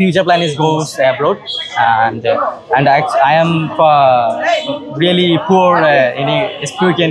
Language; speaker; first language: English; non-native, learner; Bangla